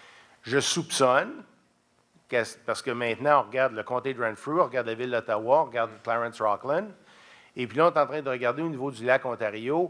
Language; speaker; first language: French; native; French